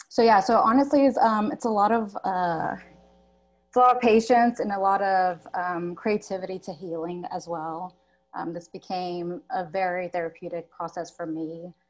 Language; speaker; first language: English; native; English